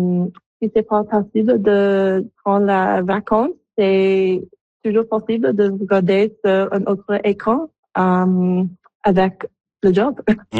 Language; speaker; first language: French; non-native, local second language; English